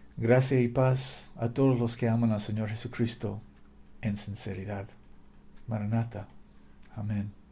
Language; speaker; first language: Spanish; non-native, fluent; English